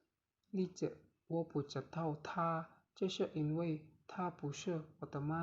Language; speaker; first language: Chinese; non-native, learner; Indonesian